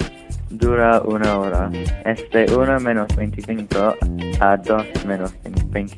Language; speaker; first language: Spanish; non-native, learner; English